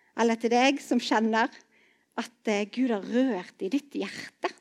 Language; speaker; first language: Norwegian; native; Norwegian